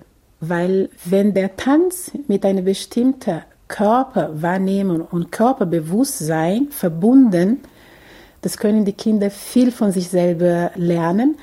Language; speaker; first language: German; non-native, fluent; Portuguese